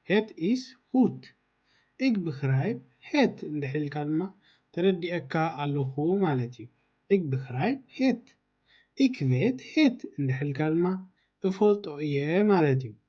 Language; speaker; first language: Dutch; non-native, learner; Tigrinya